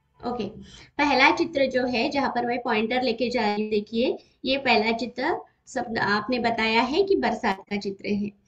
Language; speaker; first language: Hindi; non-native, local second language; Marathi